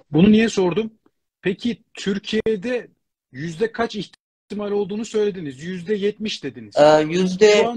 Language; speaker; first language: Turkish; native; Turkish